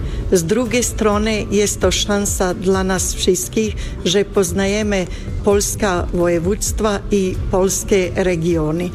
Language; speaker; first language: Polish; non-native, fluent; Bosnian